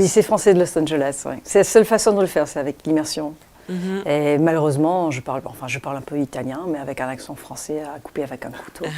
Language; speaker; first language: French; non-native, fluent; English